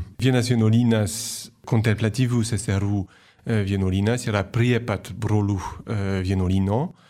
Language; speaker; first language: Lithuanian; non-native, fluent; French